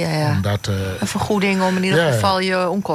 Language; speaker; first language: Dutch; native; Dutch